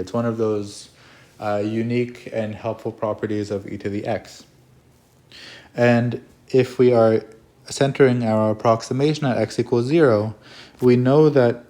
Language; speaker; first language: English; native; English